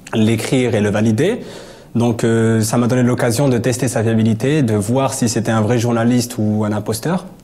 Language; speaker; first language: French; native; French